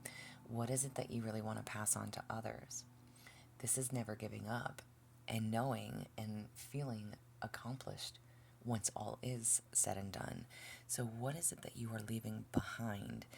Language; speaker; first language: English; native; English